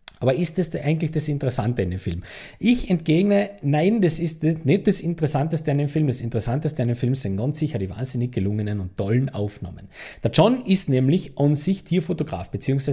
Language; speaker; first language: German; native; German